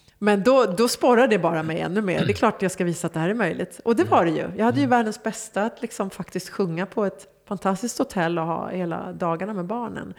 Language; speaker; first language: Swedish; early bilingual, other home language; Persian